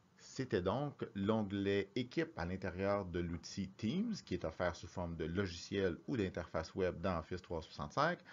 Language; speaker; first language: French; native; French